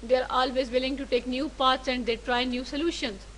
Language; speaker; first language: English; non-native, local second language; Urdu